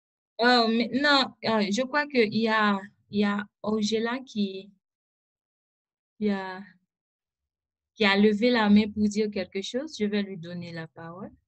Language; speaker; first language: French; non-native, local second language; Haitian Creole